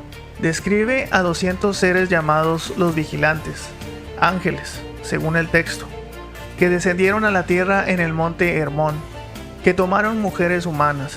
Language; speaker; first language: Spanish; native; Spanish